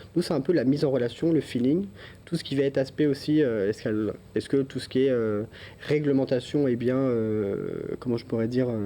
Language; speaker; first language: French; native; French